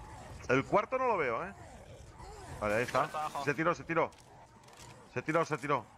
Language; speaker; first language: Spanish; native; Spanish